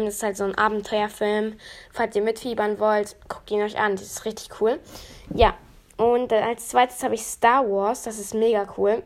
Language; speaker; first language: German; native; German